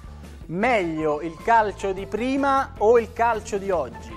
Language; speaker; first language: Italian; native; Italian